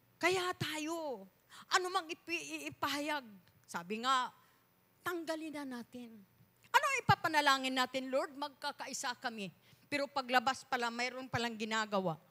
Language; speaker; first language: Filipino; non-native, local second language; Cebuano